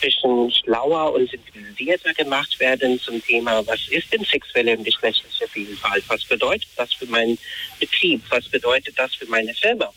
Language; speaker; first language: German; non-native, fluent; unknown